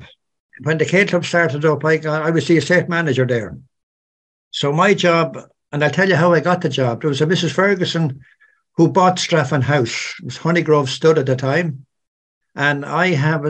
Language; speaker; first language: English; native; English